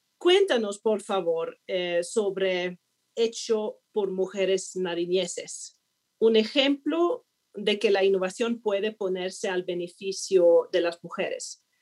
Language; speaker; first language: Spanish; non-native, fluent; Swedish